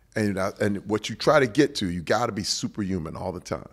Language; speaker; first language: English; native; English